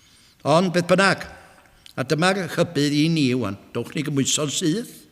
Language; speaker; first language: Welsh; native; Welsh